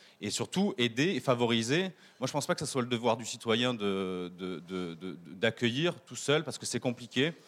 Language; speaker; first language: French; native; French